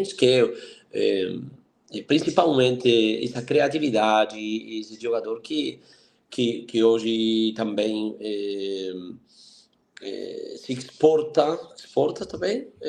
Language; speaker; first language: Portuguese; non-native, fluent; Spanish